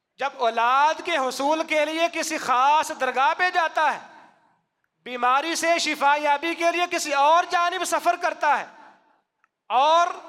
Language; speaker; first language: Urdu; non-native, local second language; Punjabi